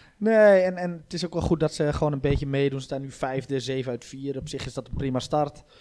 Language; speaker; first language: Dutch; native; Dutch